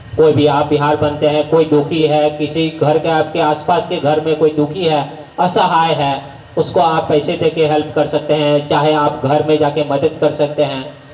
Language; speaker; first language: Hindi; non-native, local second language; Marathi